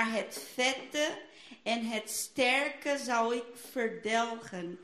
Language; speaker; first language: Dutch; non-native, fluent; Portuguese